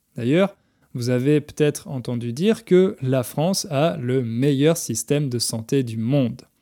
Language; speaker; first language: French; native; French